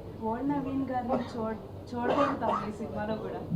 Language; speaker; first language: Telugu; native; Telugu